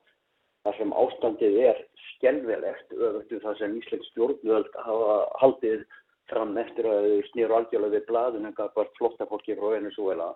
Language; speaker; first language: Icelandic; native; Icelandic